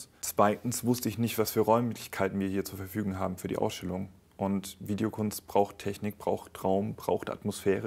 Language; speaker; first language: German; native; German